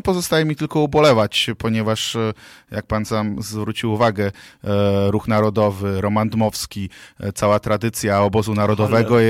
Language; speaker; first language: Polish; native; Polish